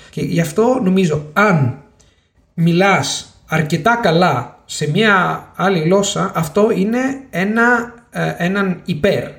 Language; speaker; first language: Greek; non-native, fluent; Italian